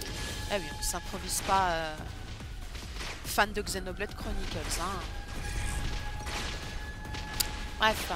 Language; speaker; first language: French; native; French